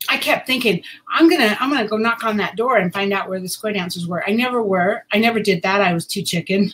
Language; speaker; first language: English; native; English